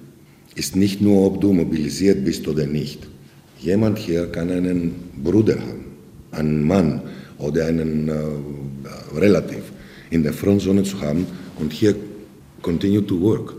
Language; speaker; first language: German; non-native, fluent; Greek